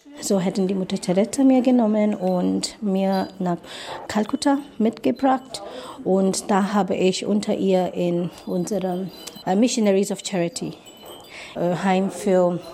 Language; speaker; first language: German; non-native, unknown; Bangla